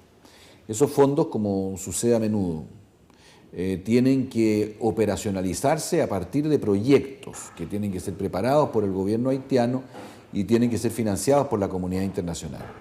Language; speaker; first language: Spanish; native; Spanish